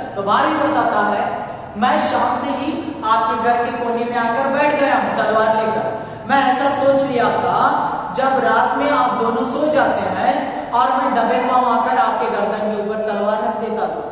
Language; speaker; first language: Hindi; non-native, local second language; Kannada